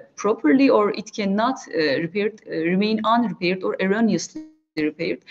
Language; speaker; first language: English; non-native, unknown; Turkish